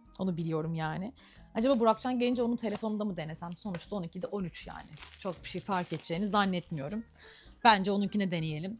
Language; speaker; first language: Turkish; native; Turkish